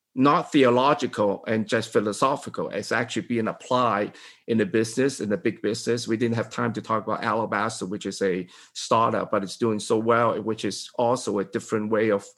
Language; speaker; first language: English; non-native, local second language; Cantonese